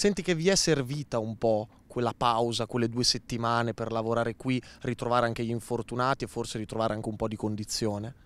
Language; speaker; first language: Italian; native; Italian